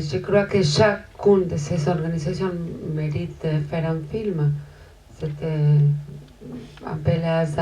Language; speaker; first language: French; non-native, fluent; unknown